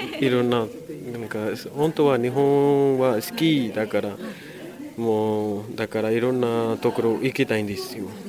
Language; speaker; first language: Japanese; non-native, learner; Urdu